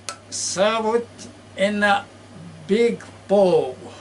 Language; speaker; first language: English; non-native, learner; Japanese